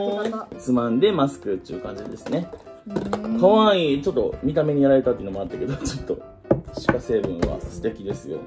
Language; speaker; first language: Japanese; native; Japanese